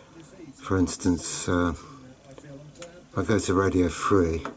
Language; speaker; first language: English; native; English